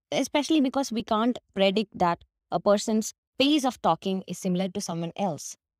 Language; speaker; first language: English; non-native, local second language; Malayalam